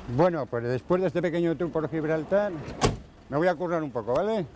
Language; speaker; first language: Spanish; native; Spanish